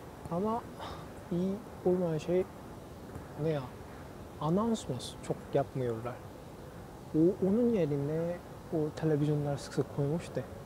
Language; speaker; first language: Turkish; non-native, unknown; Korean